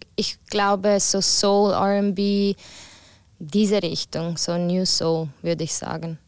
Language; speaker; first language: German; non-native, fluent; Italian